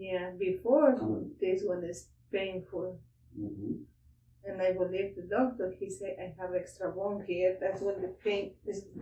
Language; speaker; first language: English; non-native, learner; Spanish